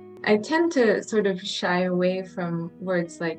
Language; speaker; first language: English; native; English